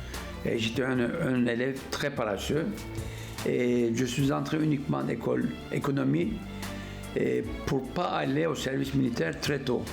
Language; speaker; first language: French; non-native, fluent; Turkish